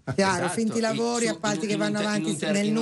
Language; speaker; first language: Italian; native; Italian